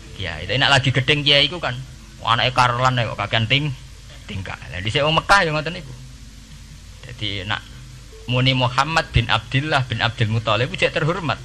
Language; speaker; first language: Indonesian; non-native, local second language; Javanese